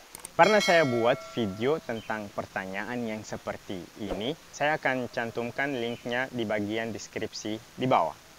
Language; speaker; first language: Indonesian; non-native, fluent; Arabic